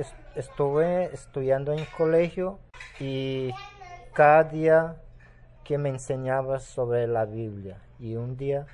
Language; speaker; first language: Spanish; non-native, local second language; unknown